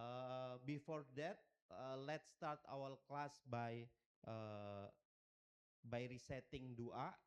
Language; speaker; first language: English; non-native, local second language; Indonesian